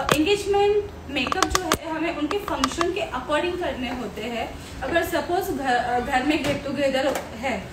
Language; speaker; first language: Hindi; non-native, local second language; Gujarati